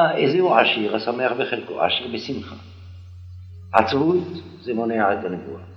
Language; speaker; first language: Hebrew; non-native, fluent; French